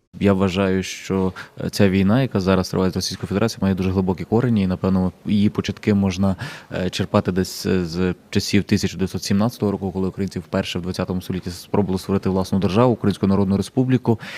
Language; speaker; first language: Ukrainian; native; Ukrainian